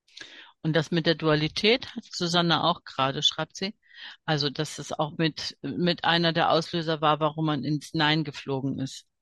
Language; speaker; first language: German; native; German